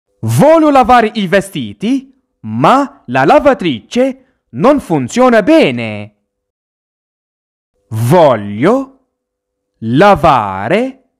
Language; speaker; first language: Italian; non-native, fluent; Arabic